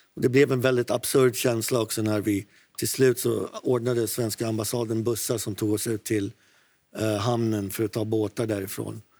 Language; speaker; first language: Swedish; non-native, fluent; Arabic